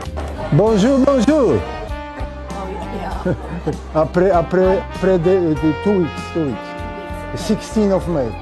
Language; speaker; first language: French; non-native, learner; Polish